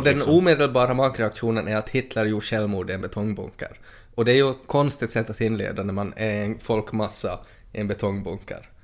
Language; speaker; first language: Swedish; native; Swedish